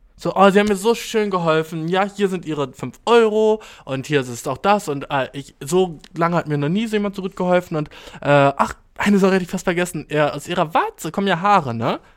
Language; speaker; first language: German; early bilingual, other home language; Albanian